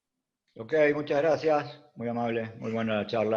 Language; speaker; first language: Spanish; native; Spanish